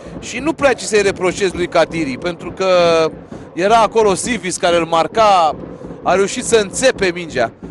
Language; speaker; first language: Romanian; native; Romanian